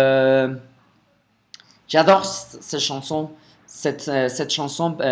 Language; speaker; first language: French; non-native, fluent; Spanish